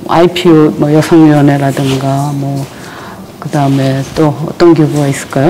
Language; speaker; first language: Korean; native; Korean